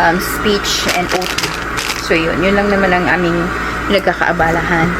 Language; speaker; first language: Filipino; non-native, local second language; Cebuano